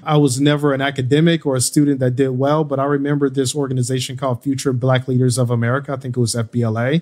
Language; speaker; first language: English; native; English